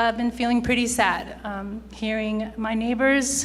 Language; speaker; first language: English; native; English